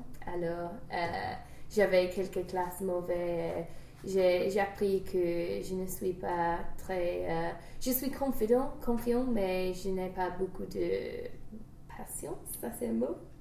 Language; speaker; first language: French; non-native, learner; English